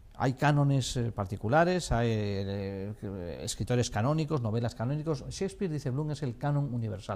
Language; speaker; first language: Spanish; native; Spanish